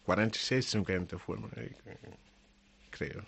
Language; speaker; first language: Spanish; non-native, learner; Wolof